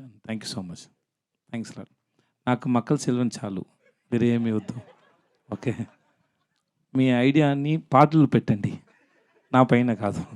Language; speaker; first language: Telugu; non-native, learner; Tamil